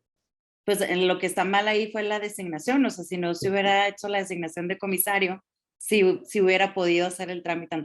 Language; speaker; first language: Spanish; native; Spanish